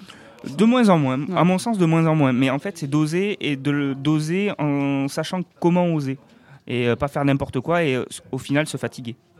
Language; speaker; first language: French; native; French